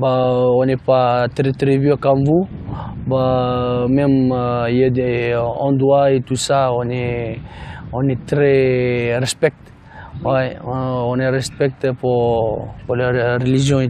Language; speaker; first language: French; non-native, learner; Fijian